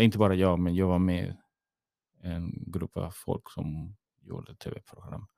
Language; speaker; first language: Swedish; early bilingual, heritage; English